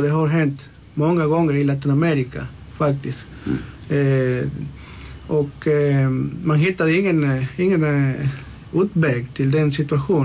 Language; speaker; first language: Swedish; non-native, local second language; Spanish